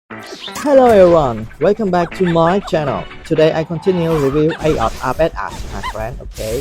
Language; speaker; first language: English; non-native, learner; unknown